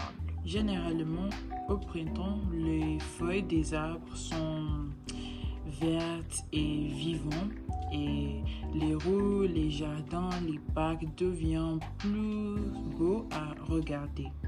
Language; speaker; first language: French; non-native, learner; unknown